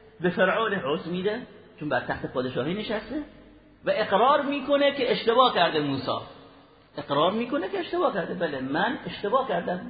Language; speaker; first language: Persian; native; Persian